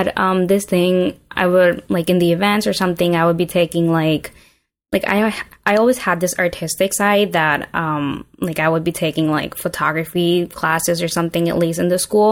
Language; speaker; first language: English; non-native, local second language; Urdu